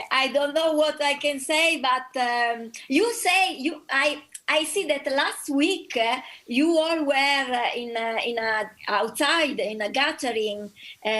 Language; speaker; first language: English; non-native, learner; Italian